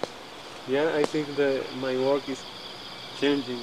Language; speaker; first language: English; non-native, learner; Spanish